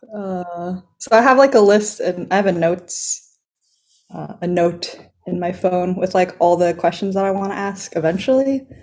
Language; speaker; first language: English; native; English